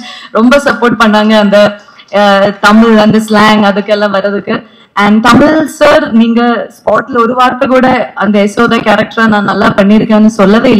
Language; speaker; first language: Tamil; non-native, fluent; Malayalam